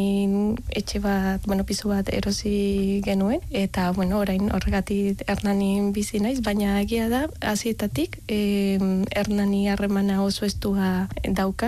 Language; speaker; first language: Basque; non-native, learner; Spanish